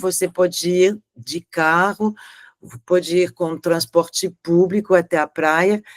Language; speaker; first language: Portuguese; non-native, fluent; French